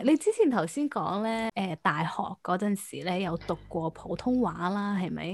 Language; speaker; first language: Cantonese; native; Cantonese